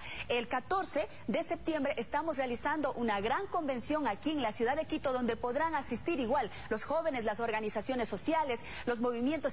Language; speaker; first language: Spanish; native; Spanish